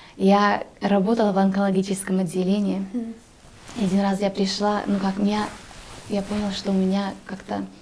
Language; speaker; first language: Russian; early bilingual, heritage; Russian